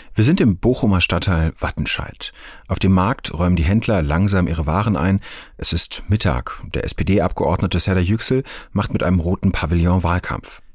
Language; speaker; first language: German; native; German